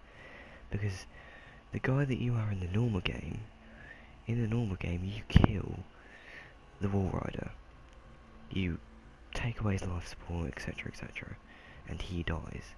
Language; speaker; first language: English; native; English